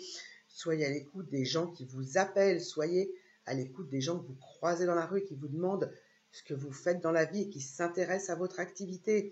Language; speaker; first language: French; native; French